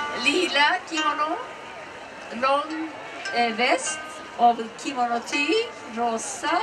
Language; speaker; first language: Swedish; non-native, learner; Japanese